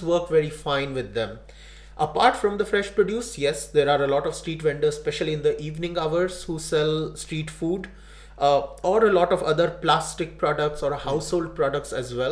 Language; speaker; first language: English; non-native, local second language; Gujarati